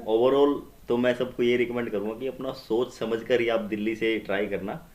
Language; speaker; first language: Hindi; native; Hindi